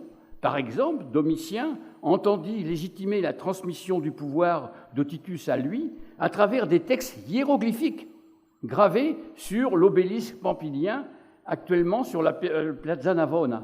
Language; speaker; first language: French; native; French